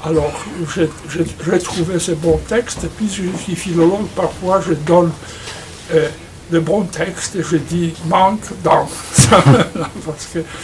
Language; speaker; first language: French; non-native, fluent; Polish